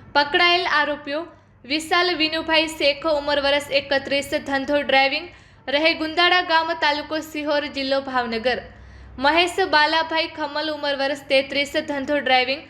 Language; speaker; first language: Gujarati; native; Gujarati